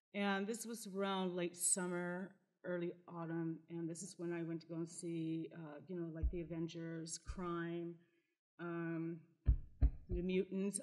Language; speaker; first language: English; native; English